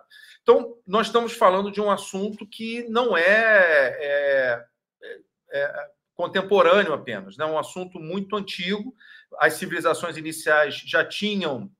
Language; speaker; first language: Portuguese; native; Portuguese